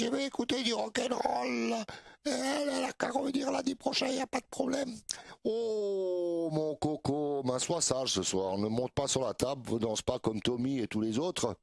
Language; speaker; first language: French; native; French